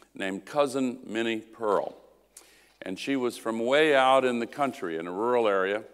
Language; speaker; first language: English; native; English